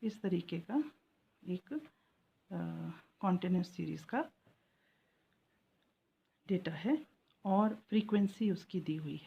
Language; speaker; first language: Hindi; native; Hindi